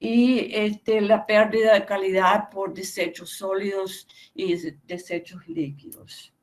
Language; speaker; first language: Spanish; non-native, fluent; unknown